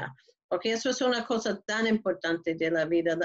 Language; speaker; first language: Spanish; non-native, learner; English